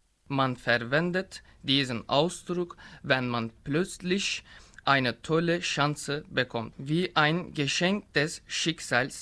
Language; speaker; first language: German; non-native, learner; Turkish